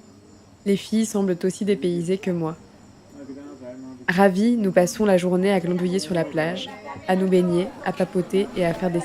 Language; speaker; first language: French; native; French